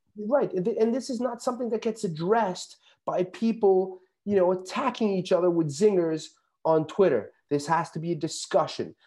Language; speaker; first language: English; native; English